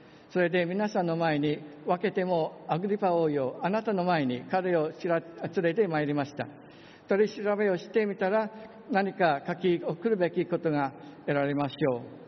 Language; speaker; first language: Japanese; non-native, fluent; English